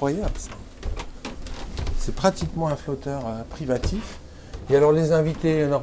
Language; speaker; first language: French; native; French